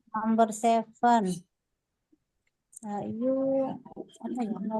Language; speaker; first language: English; non-native, learner; Indonesian